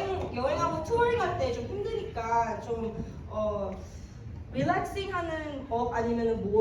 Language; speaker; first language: Korean; early bilingual, heritage; English